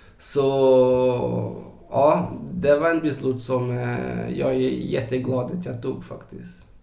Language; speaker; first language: Swedish; non-native, fluent; Portuguese